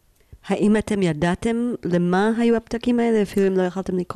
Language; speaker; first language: Hebrew; native; Hebrew